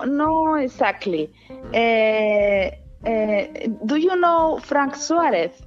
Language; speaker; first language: English; non-native, learner; Spanish